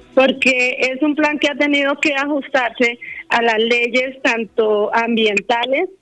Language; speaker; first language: Spanish; native; Spanish